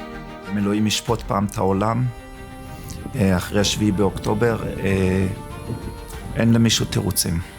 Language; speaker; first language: Hebrew; early bilingual, other home language; German